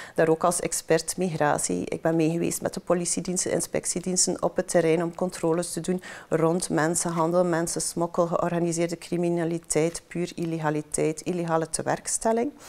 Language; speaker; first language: Dutch; native; Dutch